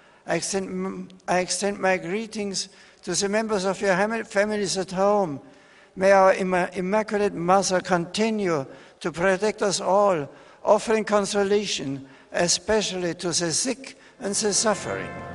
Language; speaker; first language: English; non-native, fluent; German